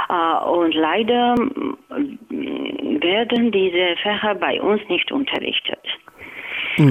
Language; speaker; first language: German; non-native, fluent; Georgian